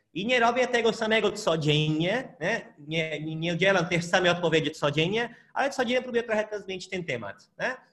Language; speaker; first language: Polish; non-native, fluent; Portuguese